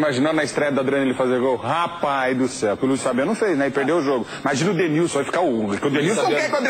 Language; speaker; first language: Portuguese; native; Portuguese